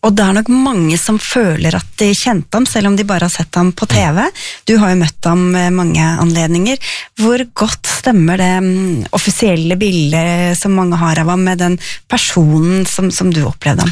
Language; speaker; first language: Norwegian; native; Norwegian